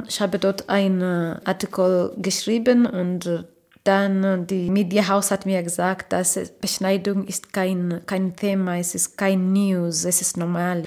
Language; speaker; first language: German; non-native, learner; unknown